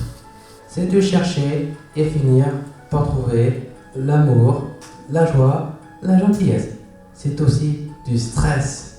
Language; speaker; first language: French; early bilingual, other home language; Spanish